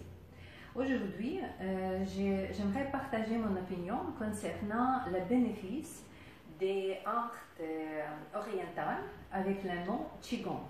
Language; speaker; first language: French; non-native, fluent; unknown